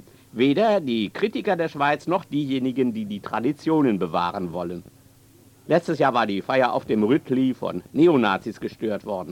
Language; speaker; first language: German; native; German